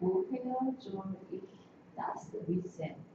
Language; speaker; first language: German; non-native, learner; Korean